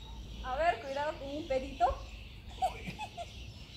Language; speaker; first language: Spanish; native; Spanish